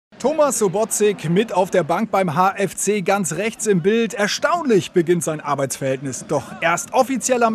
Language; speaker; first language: German; native; German